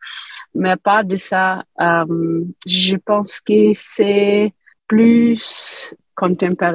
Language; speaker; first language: French; non-native, fluent; English